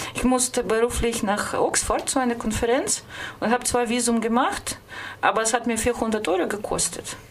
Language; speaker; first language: German; non-native, fluent; Russian